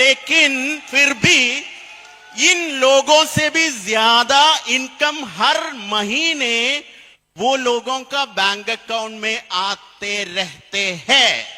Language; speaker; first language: Hindi; non-native, fluent; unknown